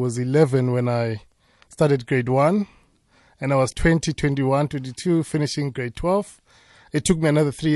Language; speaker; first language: English; non-native, local second language; Zulu